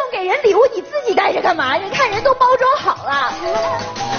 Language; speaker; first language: Chinese; native; Chinese